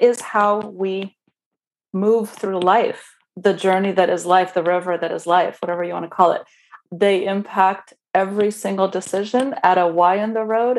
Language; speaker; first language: English; non-native, fluent; Romanian